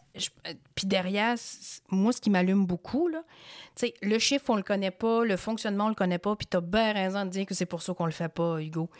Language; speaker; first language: French; native; French